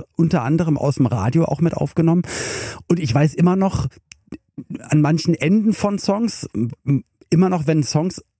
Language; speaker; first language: German; native; German